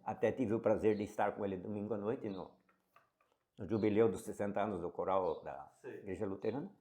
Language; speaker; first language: Portuguese; native; Portuguese